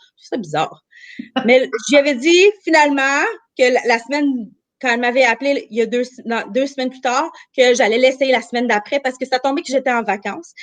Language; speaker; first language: French; early bilingual, other home language; Armenian